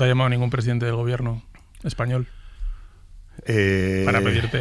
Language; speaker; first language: Spanish; native; Spanish